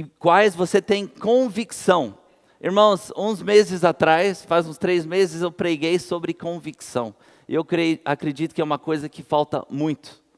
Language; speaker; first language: Portuguese; non-native, fluent; English